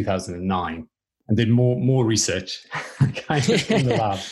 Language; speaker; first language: English; native; English